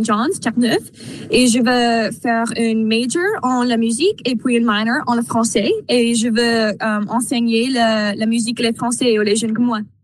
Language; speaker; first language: French; non-native, local second language; English